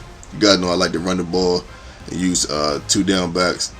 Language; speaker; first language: English; native; English